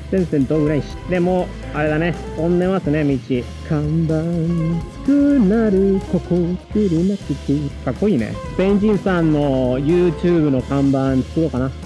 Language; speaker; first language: Japanese; non-native, fluent; Spanish